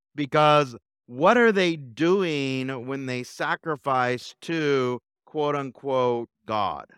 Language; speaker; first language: English; native; English